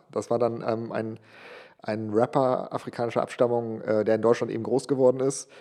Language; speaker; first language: German; non-native, local second language; English